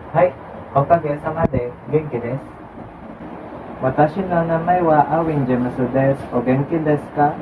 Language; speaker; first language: Japanese; non-native, learner; Filipino